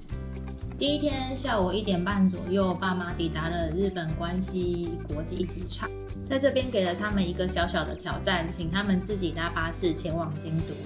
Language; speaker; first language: Chinese; native; Chinese